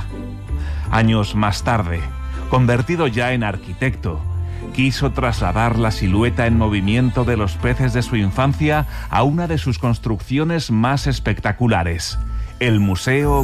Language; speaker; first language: Spanish; native; Spanish